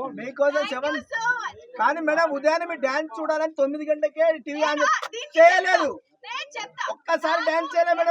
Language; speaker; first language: Telugu; native; Telugu